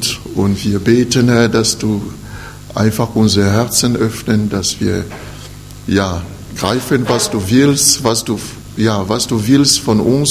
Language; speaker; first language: German; non-native, fluent; French